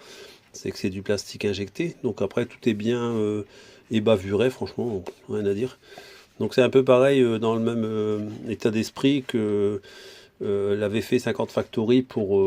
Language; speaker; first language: French; native; French